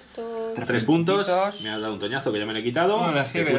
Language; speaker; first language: Spanish; native; Spanish